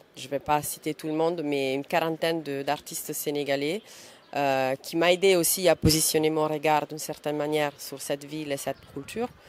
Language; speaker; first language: French; non-native, fluent; Italian